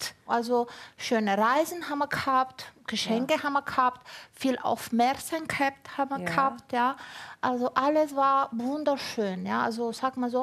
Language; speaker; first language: German; non-native, fluent; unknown